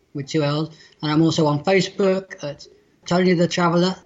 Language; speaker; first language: English; native; English